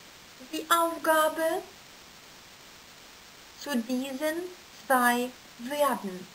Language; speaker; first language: German; non-native, fluent; Russian